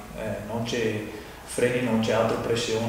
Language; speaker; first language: Italian; non-native, fluent; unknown